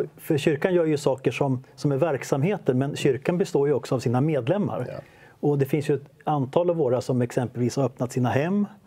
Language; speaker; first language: Swedish; native; Swedish